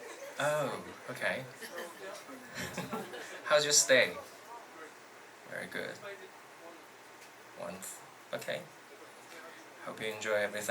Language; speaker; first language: English; non-native, fluent; Chinese